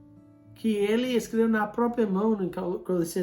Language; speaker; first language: Portuguese; non-native, fluent; English